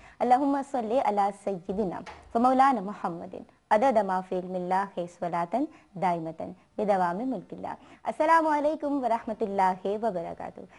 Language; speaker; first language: Urdu; native; Urdu